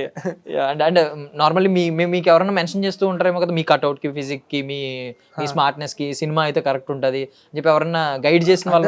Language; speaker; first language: Telugu; native; Telugu